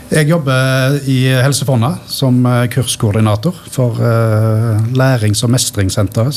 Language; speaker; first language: Norwegian; native; Norwegian